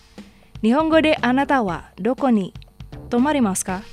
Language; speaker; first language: Japanese; non-native, fluent; Indonesian